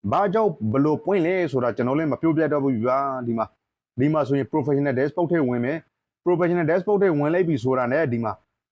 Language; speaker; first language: Burmese; non-native, local second language; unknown